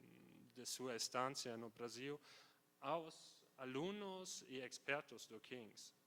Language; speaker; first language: Portuguese; non-native, fluent; German